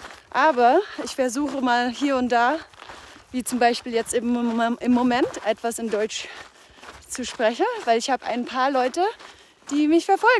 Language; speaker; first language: German; early bilingual, heritage; English